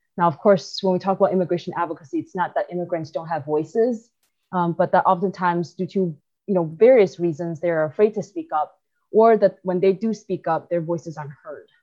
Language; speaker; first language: English; early bilingual, other home language; Chinese